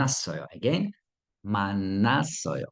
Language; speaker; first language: Korean; non-native, fluent; Russian